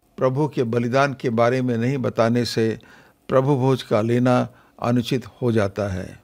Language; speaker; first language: Hindi; native; Hindi